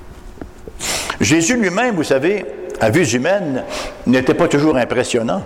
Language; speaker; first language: French; native; French